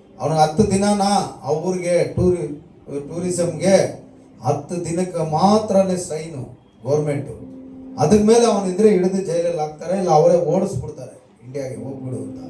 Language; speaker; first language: Kannada; non-native, local second language; Tamil